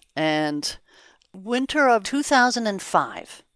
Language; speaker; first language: English; native; English